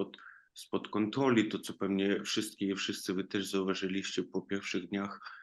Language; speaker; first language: Polish; non-native, fluent; Ukrainian